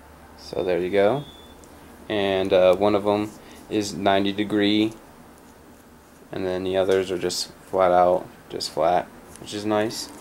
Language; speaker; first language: English; native; English